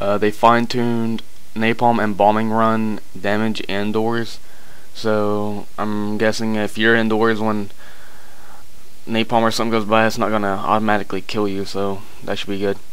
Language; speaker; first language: English; native; English